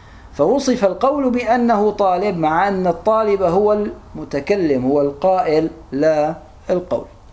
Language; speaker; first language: Arabic; native; Arabic